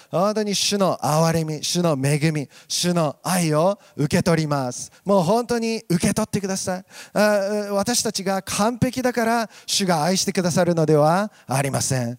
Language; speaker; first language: Japanese; native; Japanese